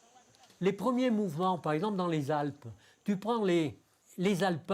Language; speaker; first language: French; native; French